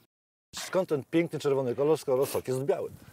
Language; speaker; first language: Polish; native; Polish